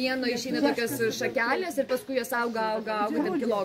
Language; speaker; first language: Lithuanian; native; Lithuanian